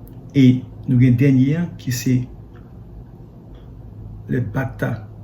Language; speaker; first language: French; non-native, learner; Haitian Creole